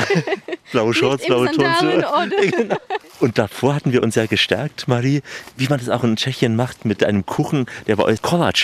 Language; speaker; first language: German; native; German